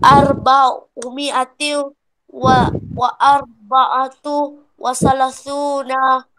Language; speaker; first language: Arabic; non-native, learner; Malay